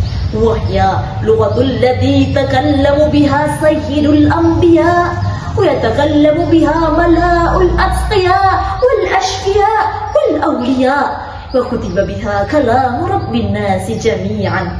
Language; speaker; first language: Arabic; non-native, learner; Indonesian